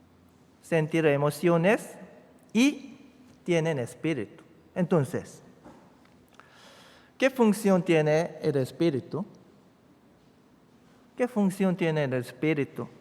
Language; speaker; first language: Spanish; non-native, fluent; Korean